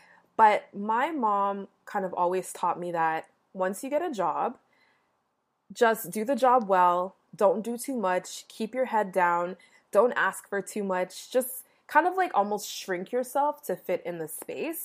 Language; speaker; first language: English; native; English